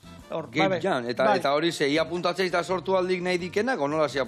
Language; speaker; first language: Basque; native; Basque